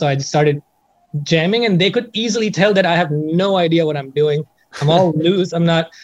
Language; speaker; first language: English; non-native, local second language; Hindi